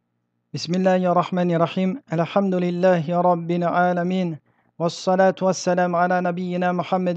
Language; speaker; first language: Arabic; non-native, fluent; French